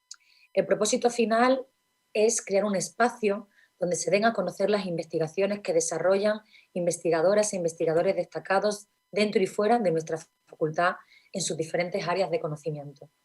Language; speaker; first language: Spanish; native; Spanish